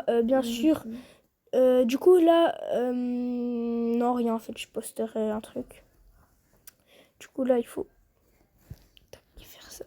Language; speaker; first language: French; native; French